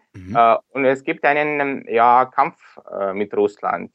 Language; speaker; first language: German; non-native, fluent; Ukrainian